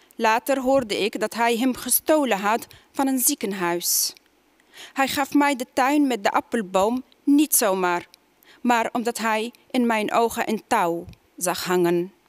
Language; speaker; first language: Dutch; non-native, fluent; Arabic